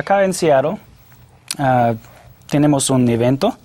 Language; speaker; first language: Spanish; non-native, fluent; English